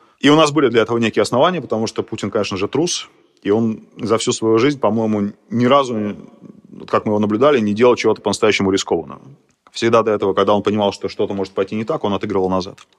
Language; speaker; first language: Russian; native; Russian